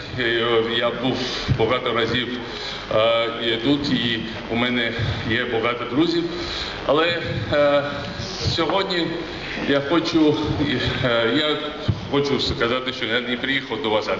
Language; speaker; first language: Ukrainian; non-native, learner; Georgian